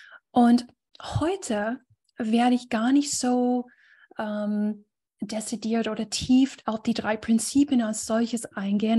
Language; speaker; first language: German; non-native, fluent; English